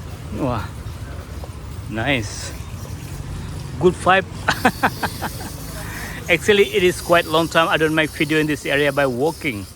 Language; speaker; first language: English; non-native, learner; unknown